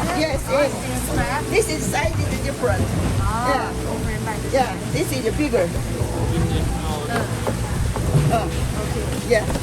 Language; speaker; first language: English; non-native, learner; Korean